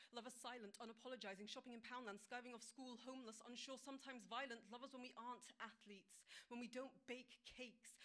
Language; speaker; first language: English; native; English